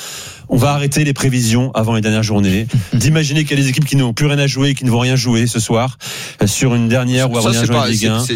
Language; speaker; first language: French; native; French